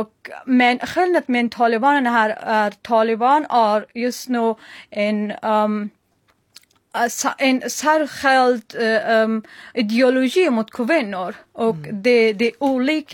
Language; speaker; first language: Swedish; non-native, learner; Persian